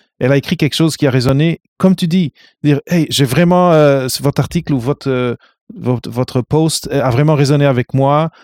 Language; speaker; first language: French; non-native, fluent; Portuguese